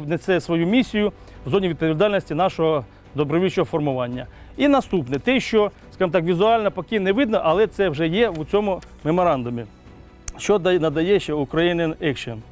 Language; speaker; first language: Ukrainian; native; Ukrainian